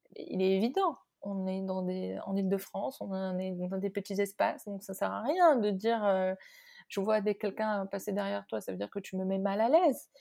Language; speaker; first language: French; non-native, local second language; Arabic